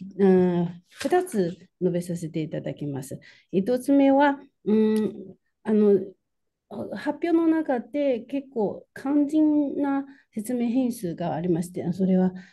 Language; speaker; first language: Japanese; non-native, fluent; Chinese